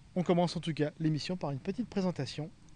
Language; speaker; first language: French; native; French